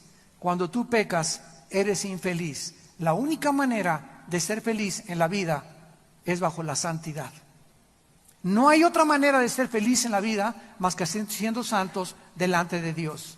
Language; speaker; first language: Spanish; native; Spanish